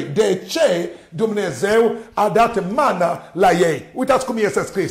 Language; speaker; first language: Romanian; non-native, learner; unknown